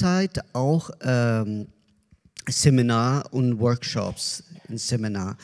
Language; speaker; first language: German; non-native, learner; Azerbaijani